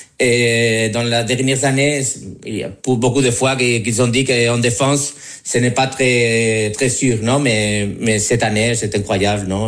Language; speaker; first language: French; non-native, learner; Spanish